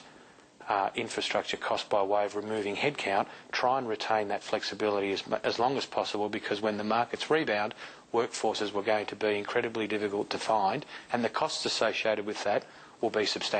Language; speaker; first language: English; native; English